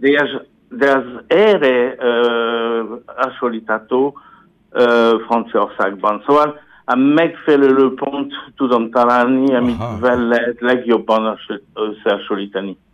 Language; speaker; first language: Hungarian; non-native, learner; French